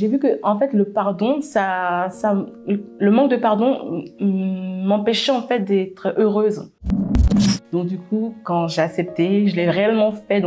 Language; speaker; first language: French; native; French